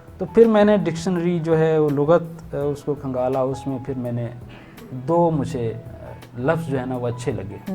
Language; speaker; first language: Urdu; non-native, local second language; Punjabi